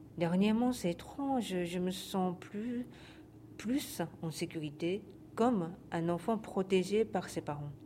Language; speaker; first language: French; non-native, fluent; Japanese